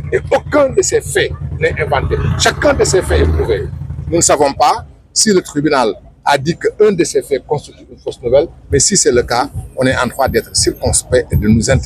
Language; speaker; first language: French; non-native, local second language; Wolof